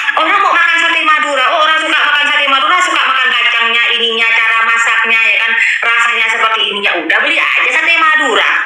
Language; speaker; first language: Indonesian; non-native, local second language; Madurese